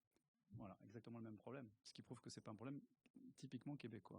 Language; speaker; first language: French; native; French